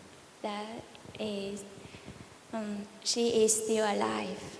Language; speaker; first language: English; non-native, learner; Vietnamese